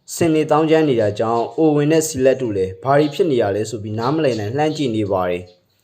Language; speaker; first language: Burmese; native; Burmese